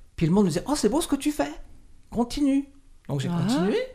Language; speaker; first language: French; native; French